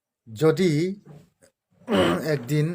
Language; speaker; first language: Bangla; non-native, local second language; Kok Borok